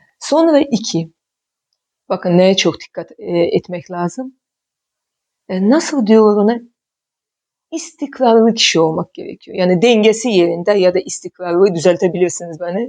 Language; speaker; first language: Turkish; non-native, fluent; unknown